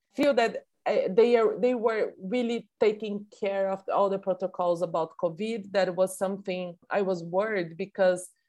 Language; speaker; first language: English; non-native, fluent; Portuguese